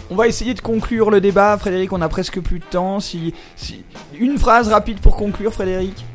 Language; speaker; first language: French; native; French